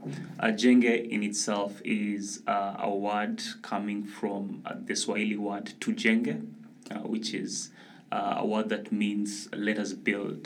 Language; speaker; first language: English; non-native, local second language; Luo (Kenya and Tanzania)